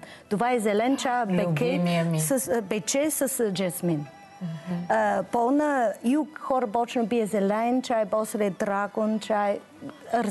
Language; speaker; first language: Bulgarian; non-native, learner; Chinese